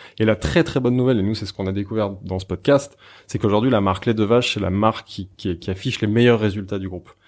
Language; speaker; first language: French; native; French